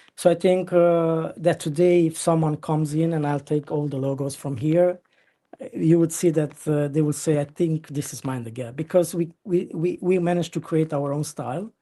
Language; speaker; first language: English; non-native, fluent; Romanian